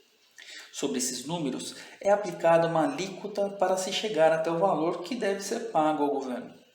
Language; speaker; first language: Portuguese; native; Portuguese